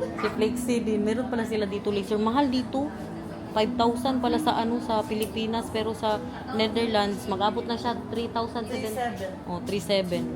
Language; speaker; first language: Filipino; non-native, local second language; Cebuano